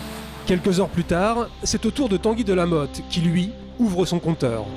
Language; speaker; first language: French; native; French